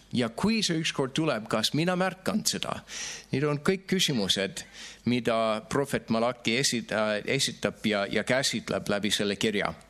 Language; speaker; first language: Estonian; non-native, fluent; English